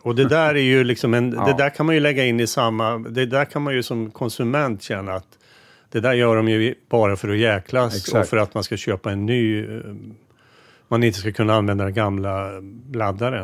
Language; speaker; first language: Swedish; native; Swedish